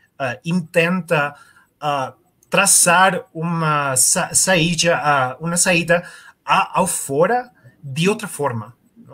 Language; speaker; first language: Portuguese; non-native, learner; Spanish